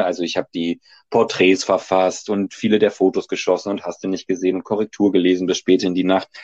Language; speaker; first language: German; native; German